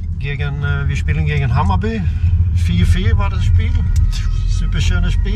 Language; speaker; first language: German; non-native, learner; Swedish